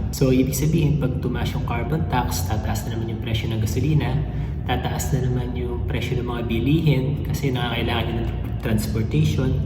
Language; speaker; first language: Filipino; native; Filipino